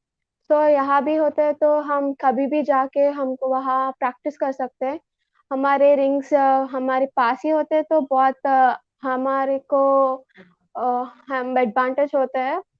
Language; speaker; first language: Hindi; non-native, local second language; Telugu